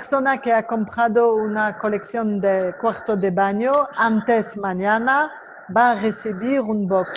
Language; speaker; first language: Spanish; non-native, fluent; French